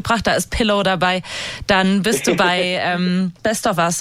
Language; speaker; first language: German; native; German